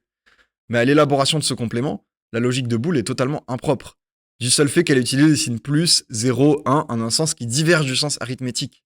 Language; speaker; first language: French; native; French